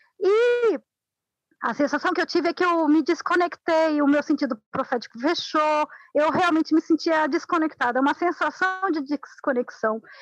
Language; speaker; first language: Portuguese; non-native, fluent; Spanish